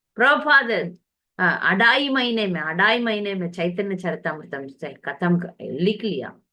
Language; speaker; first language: Hindi; non-native, local second language; Tamil